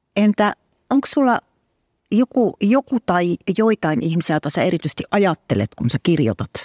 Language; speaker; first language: Finnish; native; Finnish